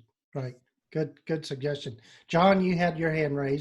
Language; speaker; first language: English; native; English